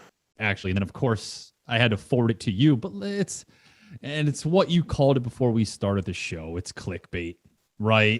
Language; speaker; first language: English; native; English